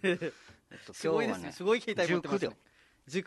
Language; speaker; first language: Japanese; non-native, fluent; Nepali